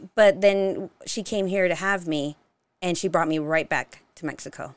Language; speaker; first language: English; early bilingual, other home language; Spanish